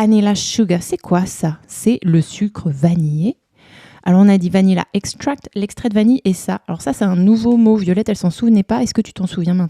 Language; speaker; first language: French; native; French